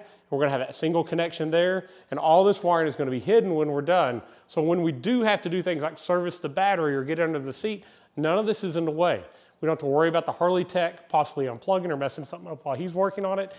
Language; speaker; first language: English; native; English